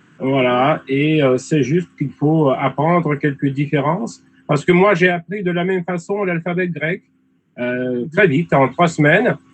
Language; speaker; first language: French; non-native, fluent; Russian